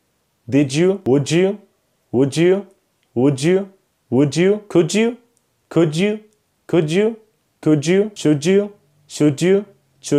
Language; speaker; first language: English; non-native, fluent; Arabic